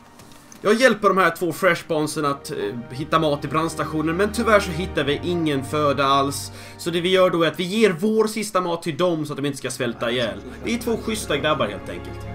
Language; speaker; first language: Swedish; native; Swedish